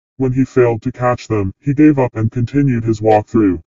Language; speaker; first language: English; native; English